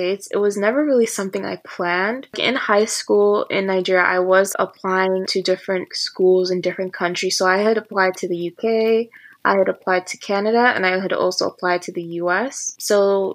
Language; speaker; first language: English; native; English